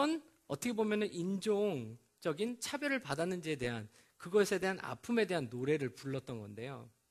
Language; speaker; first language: Korean; native; Korean